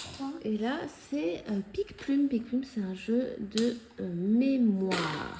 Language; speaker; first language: French; native; French